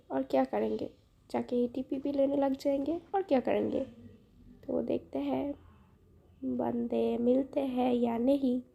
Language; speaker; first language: Hindi; non-native, fluent; Bangla